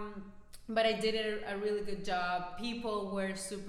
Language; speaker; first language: English; non-native, fluent; Spanish